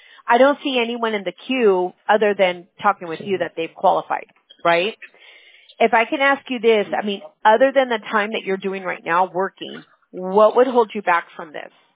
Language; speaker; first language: English; early bilingual, other home language; Spanish